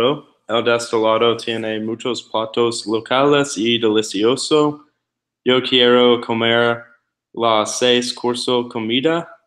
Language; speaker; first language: Spanish; non-native, learner; English